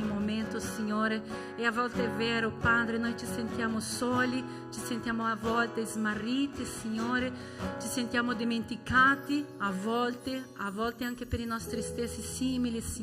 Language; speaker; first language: Italian; non-native, fluent; Portuguese